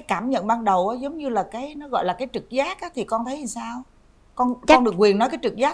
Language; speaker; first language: Vietnamese; native; Vietnamese